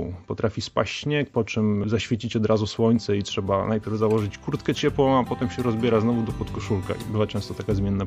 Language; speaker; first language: Polish; native; Polish